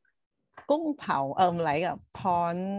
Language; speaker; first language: English; non-native, learner; Thai